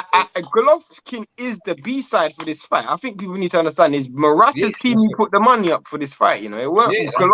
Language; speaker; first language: English; native; English